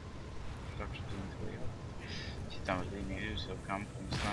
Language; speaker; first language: Swedish; native; Swedish